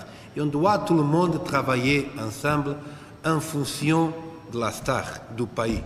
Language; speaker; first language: French; non-native, fluent; Portuguese